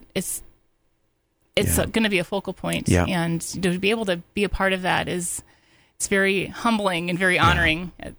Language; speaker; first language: English; native; English